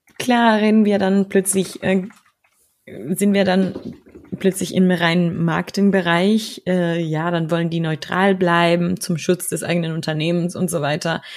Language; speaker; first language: German; early bilingual, other home language; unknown